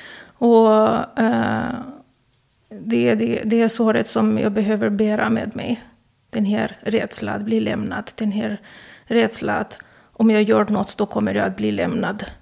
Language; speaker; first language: Swedish; non-native, fluent; Romanian